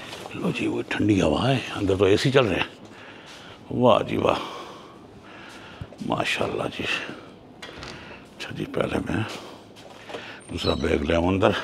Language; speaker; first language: Urdu; non-native, local second language; Punjabi